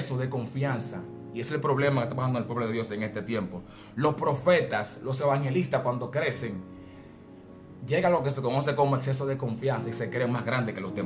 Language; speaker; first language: Spanish; native; Spanish